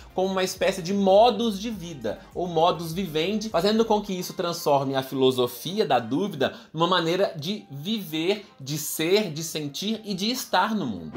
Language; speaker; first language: Portuguese; native; Portuguese